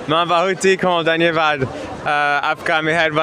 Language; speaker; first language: Hindi; non-native, learner; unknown